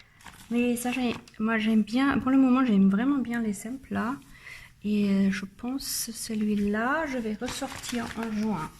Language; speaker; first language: French; non-native, learner; German